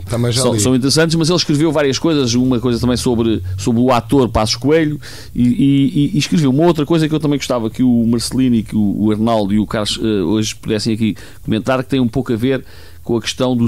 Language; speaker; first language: Portuguese; native; Portuguese